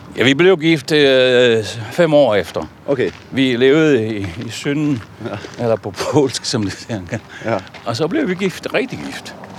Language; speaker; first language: Danish; non-native, fluent; Italian